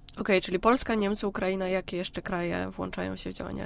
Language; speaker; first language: Polish; native; Polish